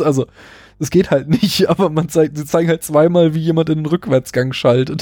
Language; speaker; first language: German; native; German